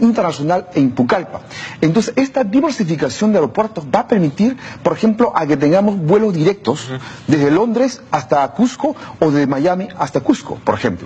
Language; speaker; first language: Spanish; non-native, local second language; Shipibo-Conibo